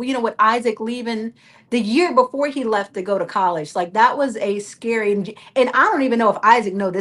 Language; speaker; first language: English; native; English